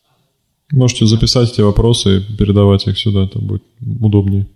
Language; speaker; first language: Russian; native; Russian